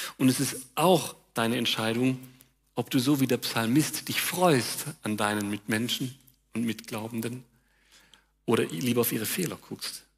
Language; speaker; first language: German; native; German